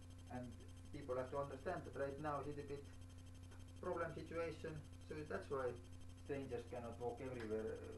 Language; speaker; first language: English; non-native, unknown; Estonian